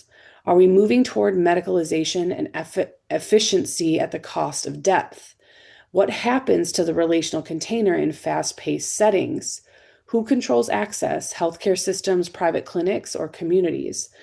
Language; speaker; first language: English; native; English